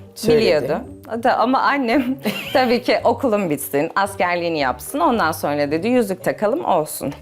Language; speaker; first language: Turkish; native; Turkish